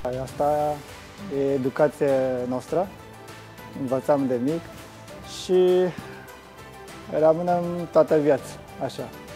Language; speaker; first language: Romanian; non-native, fluent; Japanese